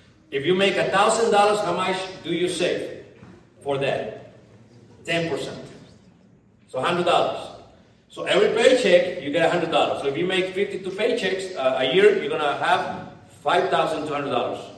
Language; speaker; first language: English; non-native, fluent; Spanish